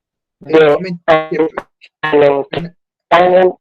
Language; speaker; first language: German; non-native, learner; Spanish